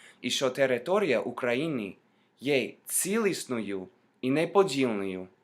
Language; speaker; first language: Ukrainian; non-native, fluent; English